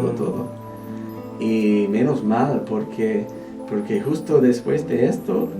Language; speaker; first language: Spanish; non-native, fluent; English